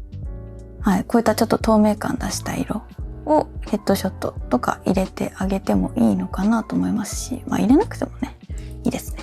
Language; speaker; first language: Japanese; native; Japanese